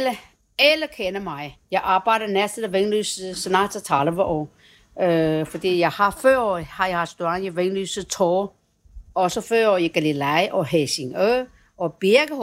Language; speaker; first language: Danish; non-native, learner; Chinese